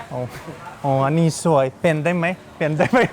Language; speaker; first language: Thai; non-native, learner; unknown